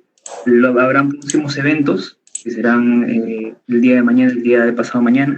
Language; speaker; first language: Spanish; native; Spanish